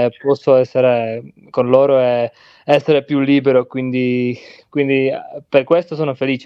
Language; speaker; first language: Italian; non-native, learner; Czech